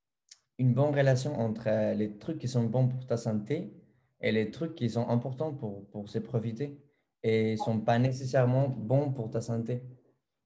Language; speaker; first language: French; non-native, fluent; Spanish